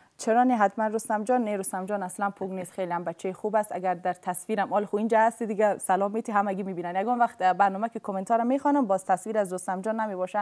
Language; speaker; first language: Persian; native; Persian